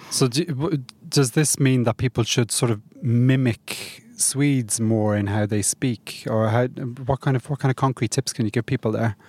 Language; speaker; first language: English; native; English